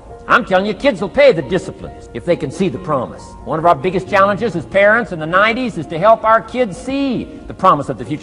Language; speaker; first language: English; native; English